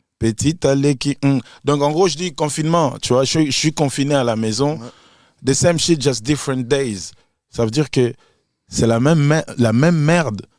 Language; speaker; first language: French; non-native, local second language; Lingala